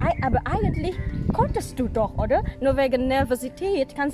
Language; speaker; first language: German; non-native, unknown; Indonesian